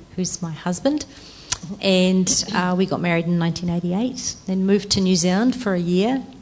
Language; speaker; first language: English; native; English